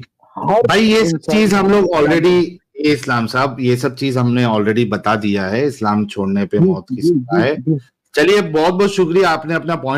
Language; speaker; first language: Hindi; native; Hindi